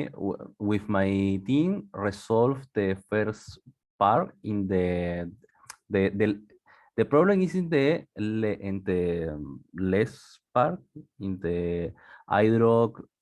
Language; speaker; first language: English; non-native, learner; Spanish